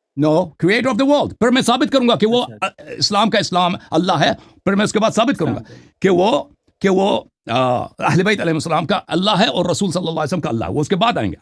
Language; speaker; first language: Urdu; non-native, fluent; Persian